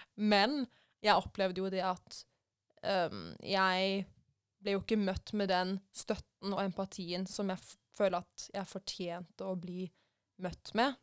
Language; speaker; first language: Norwegian; early bilingual, other home language; Persian